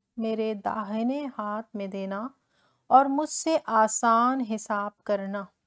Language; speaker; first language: Hindi; native; Hindi